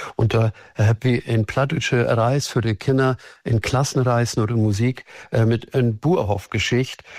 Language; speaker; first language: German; native; German